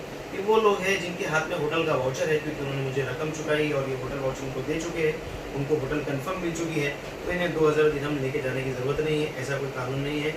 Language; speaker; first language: Hindi; native; Hindi